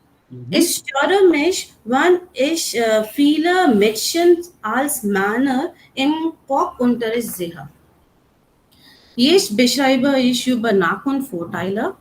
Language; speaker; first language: German; non-native, learner; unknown